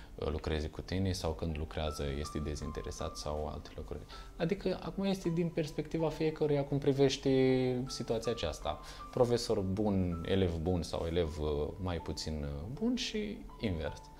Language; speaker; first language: Romanian; native; Romanian